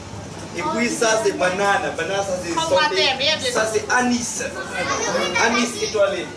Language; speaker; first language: French; non-native, learner; Burmese